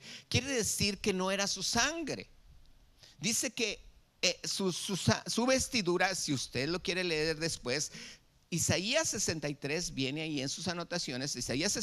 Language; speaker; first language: Spanish; native; Spanish